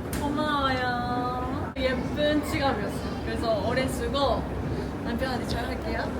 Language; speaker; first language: Korean; non-native, learner; Japanese